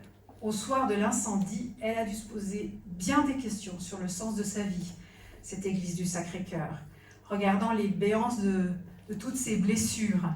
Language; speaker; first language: French; native; French